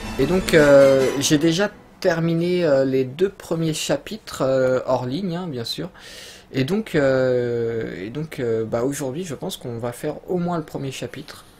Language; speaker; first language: French; native; French